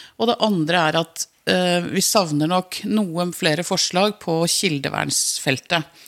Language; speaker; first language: Norwegian; native; Norwegian